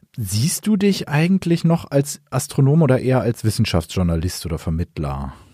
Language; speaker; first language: German; native; German